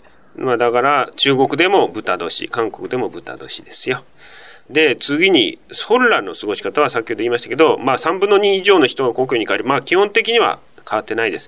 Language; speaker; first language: Japanese; native; Japanese